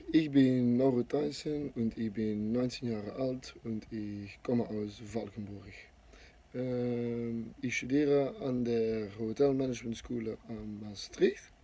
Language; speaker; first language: German; non-native, learner; Dutch